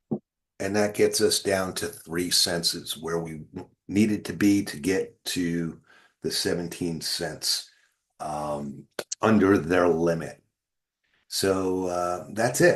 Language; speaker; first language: English; native; English